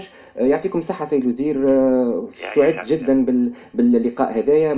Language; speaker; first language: Arabic; native; Arabic